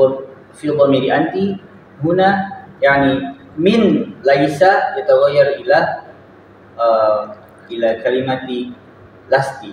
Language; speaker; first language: Arabic; non-native, learner; Indonesian